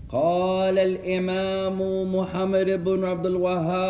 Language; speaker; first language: Arabic; non-native, fluent; English